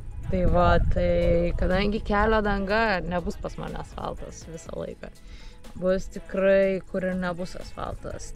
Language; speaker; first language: Lithuanian; native; Lithuanian